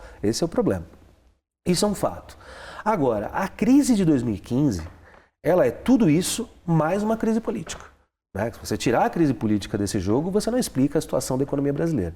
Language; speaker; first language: Portuguese; native; Portuguese